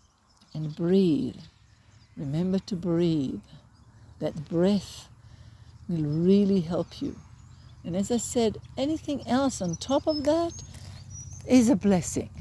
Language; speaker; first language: English; native; English